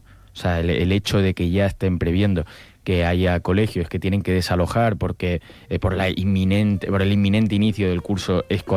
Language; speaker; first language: Spanish; native; Spanish